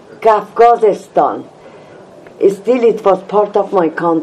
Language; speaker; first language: English; non-native, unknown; Persian